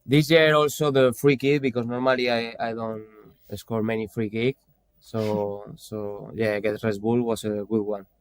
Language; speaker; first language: English; non-native, fluent; Spanish